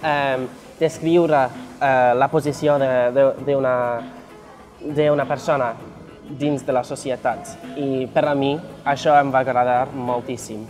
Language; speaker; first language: Catalan; non-native, fluent; English